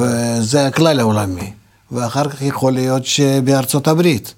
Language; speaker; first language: Hebrew; non-native, fluent; Russian